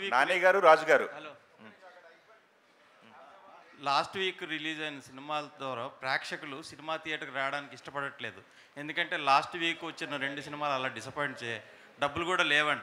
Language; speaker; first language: Telugu; native; Telugu